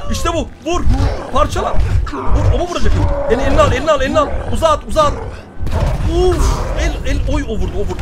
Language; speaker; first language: Turkish; native; Turkish